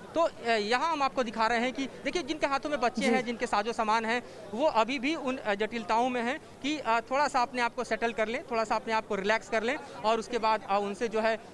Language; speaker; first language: Hindi; native; Hindi